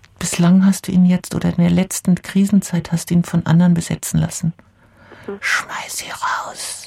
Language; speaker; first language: German; native; German